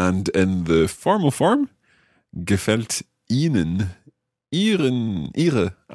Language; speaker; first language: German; non-native, learner; English